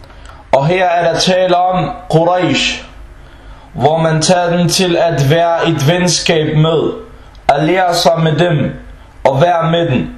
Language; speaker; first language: Danish; early bilingual, other home language; Arabic